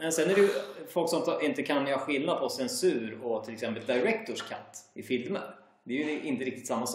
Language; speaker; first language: Swedish; native; Swedish